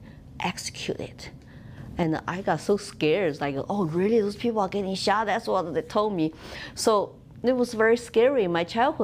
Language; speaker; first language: English; non-native, fluent; Chinese